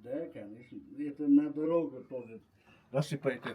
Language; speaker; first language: Russian; non-native, local second language; Uzbek